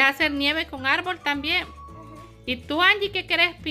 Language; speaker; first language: Spanish; native; Spanish